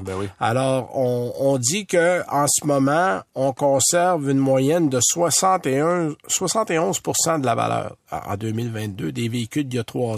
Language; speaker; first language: French; native; French